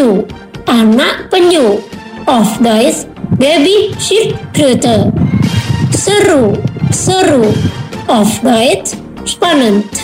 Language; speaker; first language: German; non-native, fluent; Indonesian